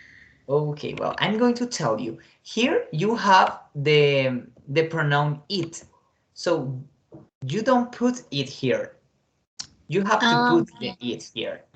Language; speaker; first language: English; non-native, fluent; Spanish